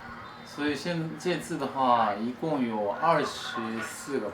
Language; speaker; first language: Chinese; non-native, fluent; Japanese